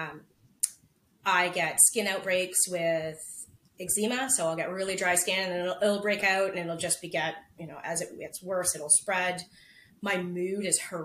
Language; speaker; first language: English; native; English